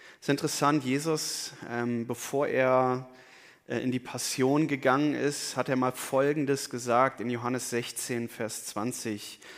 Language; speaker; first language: German; native; German